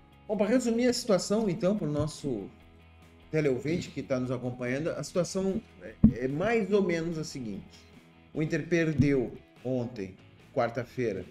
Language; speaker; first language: Portuguese; native; Portuguese